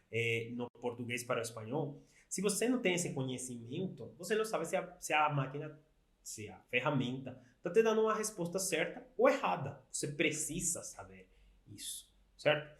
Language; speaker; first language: Portuguese; non-native, fluent; Spanish